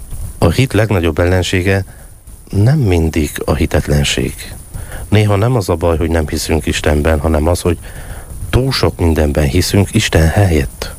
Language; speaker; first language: Hungarian; native; Hungarian